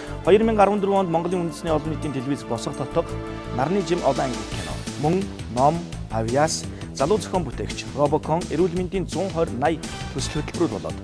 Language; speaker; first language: Mongolian; native; Mongolian